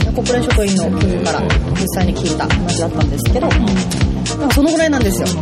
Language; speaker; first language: Japanese; non-native, fluent; Korean